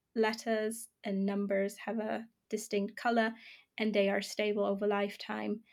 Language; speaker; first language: English; non-native, fluent; German